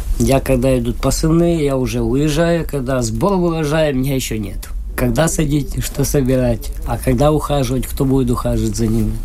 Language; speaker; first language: Russian; non-native, local second language; Ukrainian